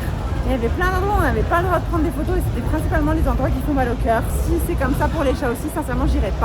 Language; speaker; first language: French; native; French